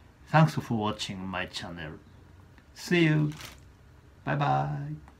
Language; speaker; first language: English; non-native, learner; Japanese